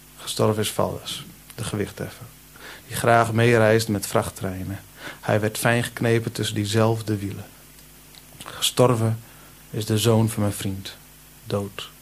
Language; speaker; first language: Dutch; non-native, local second language; Western Frisian